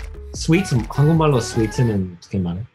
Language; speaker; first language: Korean; non-native, learner; English